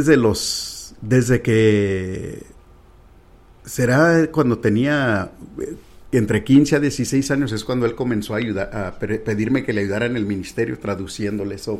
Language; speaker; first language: Spanish; early bilingual, heritage; Spanish